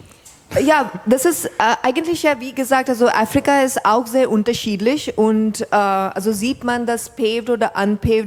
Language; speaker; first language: German; non-native, fluent; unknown